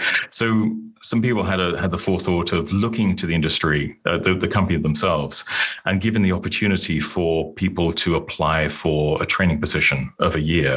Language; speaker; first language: English; native; English